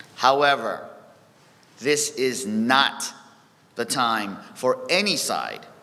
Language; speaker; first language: English; early bilingual, other home language; Korean